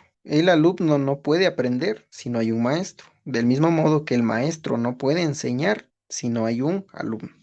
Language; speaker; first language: Spanish; native; Spanish